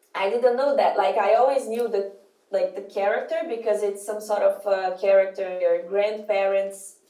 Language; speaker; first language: English; non-native, fluent; Portuguese